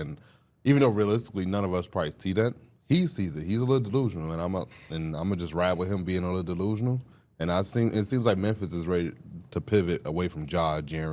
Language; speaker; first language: English; native; English